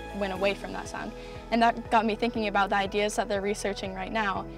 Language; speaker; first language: English; native; English